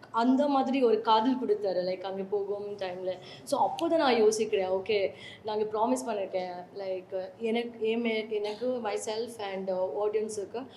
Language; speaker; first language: Tamil; non-native, learner; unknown